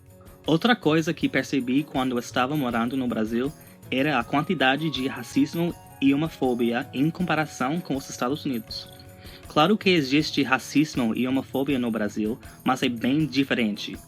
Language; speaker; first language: Portuguese; non-native, fluent; English